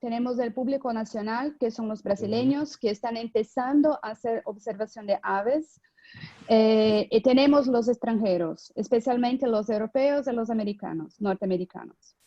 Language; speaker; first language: Spanish; non-native, fluent; Portuguese